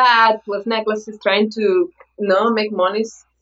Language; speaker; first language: English; non-native, fluent; Spanish